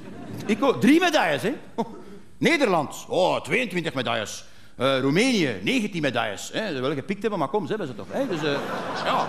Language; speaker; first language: Dutch; native; Dutch